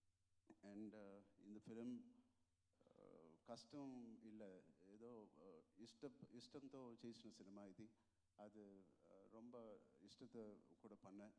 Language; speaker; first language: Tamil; non-native, local second language; Telugu